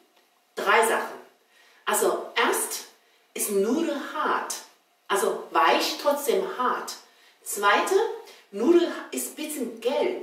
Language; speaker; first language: German; non-native, learner; Chinese